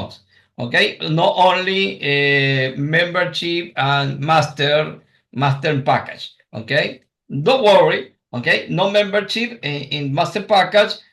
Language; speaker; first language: English; non-native, learner; Spanish